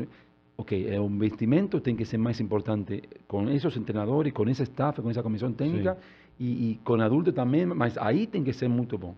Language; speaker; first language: Portuguese; non-native, learner; Spanish